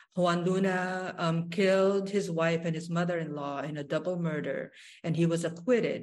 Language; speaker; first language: English; non-native, local second language; Waray